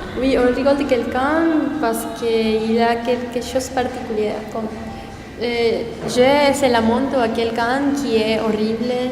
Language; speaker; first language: French; non-native, learner; Spanish